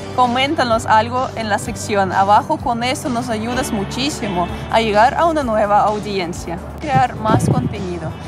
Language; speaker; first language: Spanish; non-native, fluent; Russian